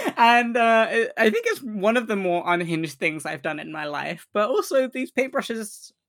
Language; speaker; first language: English; native; English